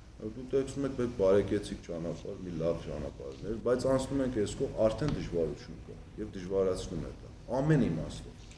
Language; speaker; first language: Armenian; early bilingual, heritage; Armenian